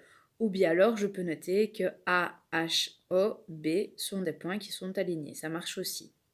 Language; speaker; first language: French; native; French